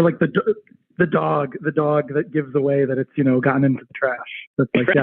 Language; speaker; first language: English; native; English